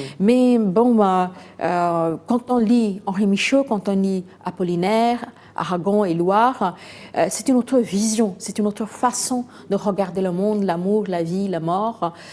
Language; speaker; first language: French; non-native, fluent; Bangla